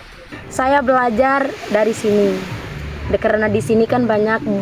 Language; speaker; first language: Indonesian; non-native, local second language; Sasak